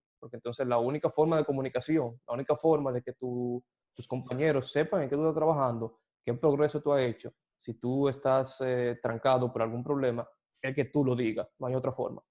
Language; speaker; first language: Spanish; native; Spanish